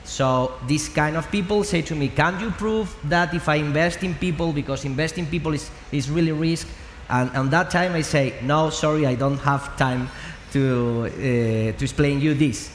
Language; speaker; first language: English; non-native, learner; Spanish